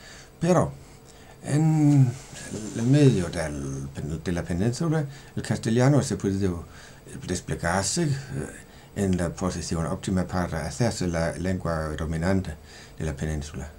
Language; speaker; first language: Spanish; non-native, fluent; Danish